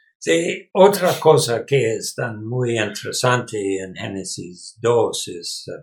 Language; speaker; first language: Spanish; non-native, learner; English